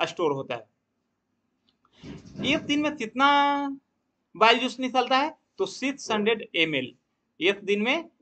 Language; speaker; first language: Hindi; native; Hindi